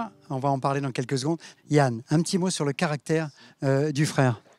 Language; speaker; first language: French; native; French